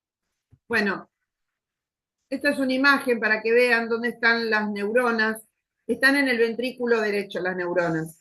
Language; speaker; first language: Spanish; native; Spanish